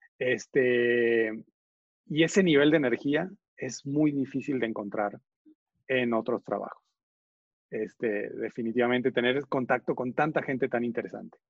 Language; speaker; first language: Spanish; native; Spanish